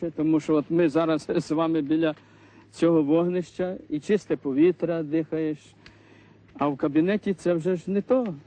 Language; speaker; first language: Ukrainian; native; Ukrainian